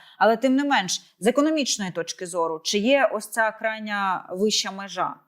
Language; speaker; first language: Ukrainian; native; Ukrainian